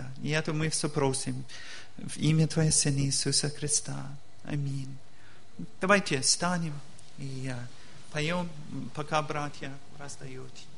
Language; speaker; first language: Russian; non-native, learner; English